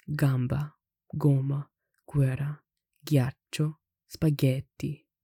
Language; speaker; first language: Italian; non-native, learner; English